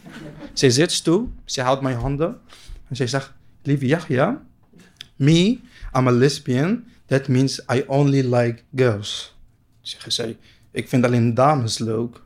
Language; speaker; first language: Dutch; non-native, learner; Arabic